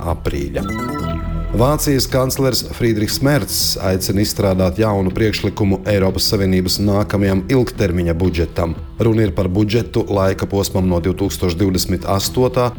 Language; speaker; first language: Latvian; non-native, local second language; Russian